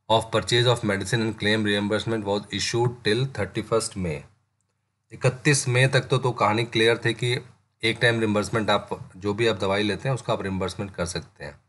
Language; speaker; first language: Hindi; native; Hindi